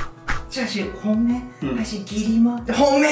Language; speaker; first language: Chinese; non-native, learner; Japanese